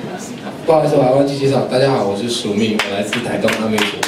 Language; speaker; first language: Chinese; native; Chinese